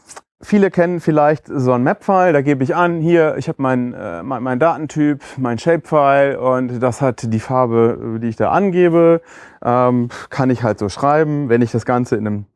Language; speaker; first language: German; native; German